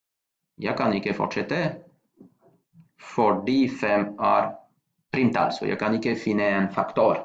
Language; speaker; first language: Norwegian; non-native, fluent; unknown